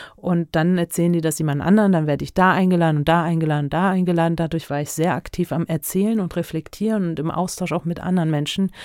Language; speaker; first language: German; early bilingual, other home language; Turkish